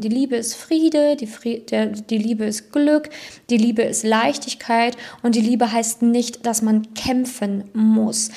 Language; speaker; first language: German; native; German